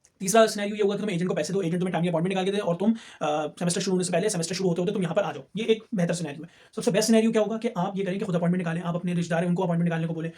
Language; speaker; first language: Urdu; native; Urdu